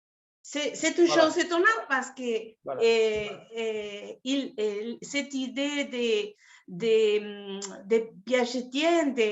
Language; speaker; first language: French; non-native, fluent; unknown